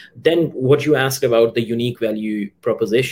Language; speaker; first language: English; non-native, local second language; Urdu